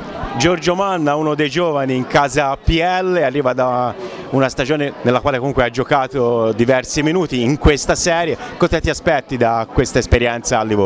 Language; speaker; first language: Italian; native; Italian